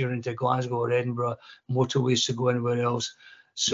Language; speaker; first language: English; native; English